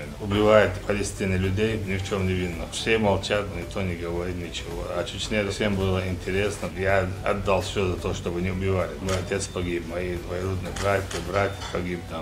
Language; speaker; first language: Russian; non-native, local second language; Chechen